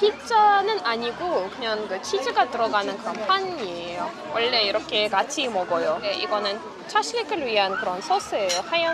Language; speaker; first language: Korean; non-native, fluent; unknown